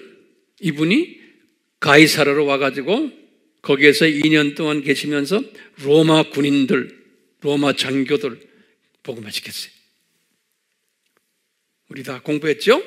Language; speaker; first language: Korean; native; Korean